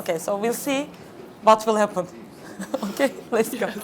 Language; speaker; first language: English; non-native, fluent; Turkish